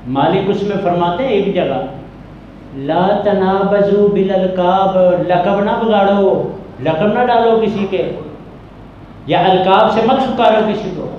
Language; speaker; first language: Urdu; non-native, local second language; Punjabi